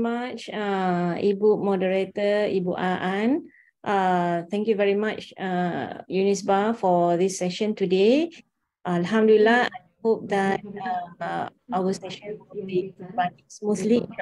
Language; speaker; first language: English; non-native, local second language; Malay